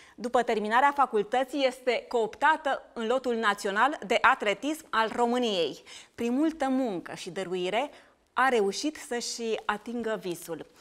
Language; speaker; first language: Romanian; native; Romanian